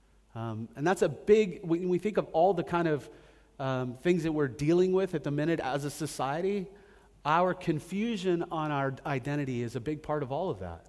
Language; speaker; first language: English; native; English